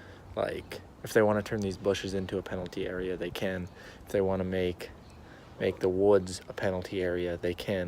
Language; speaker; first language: English; native; English